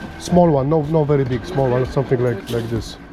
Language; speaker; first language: English; non-native, learner; Polish